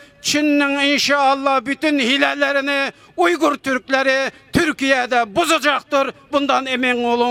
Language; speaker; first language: Turkish; non-native, fluent; Uyghur